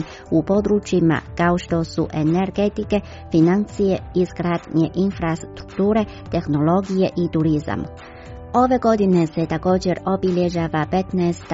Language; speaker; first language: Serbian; non-native, fluent; Chinese